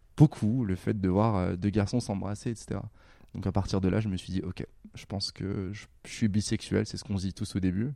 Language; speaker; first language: French; non-native, local second language; Arabic